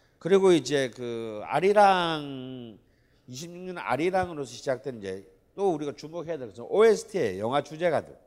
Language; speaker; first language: Korean; native; Korean